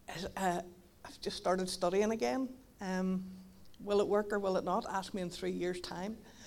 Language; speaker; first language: English; native; English